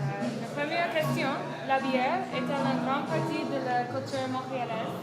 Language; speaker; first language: French; non-native, learner; English